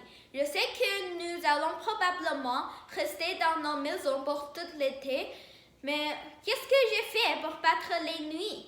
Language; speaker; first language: French; non-native, learner; Chinese